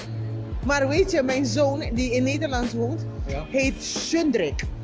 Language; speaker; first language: Dutch; non-native, fluent; Spanish